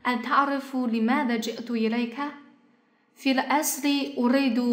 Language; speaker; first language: Arabic; non-native, fluent; Chinese